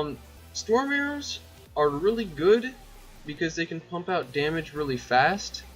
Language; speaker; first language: English; native; English